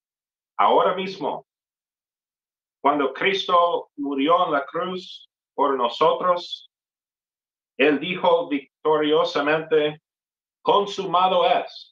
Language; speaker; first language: Spanish; non-native, fluent; English